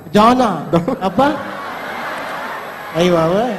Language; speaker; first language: Telugu; native; Telugu